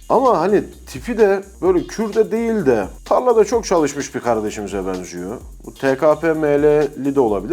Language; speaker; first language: Turkish; native; Turkish